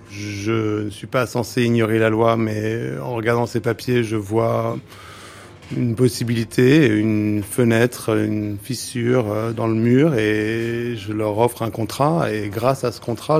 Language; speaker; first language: French; native; French